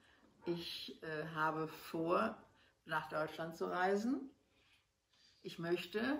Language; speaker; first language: German; non-native, learner; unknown